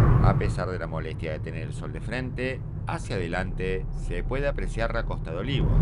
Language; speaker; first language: Spanish; native; Spanish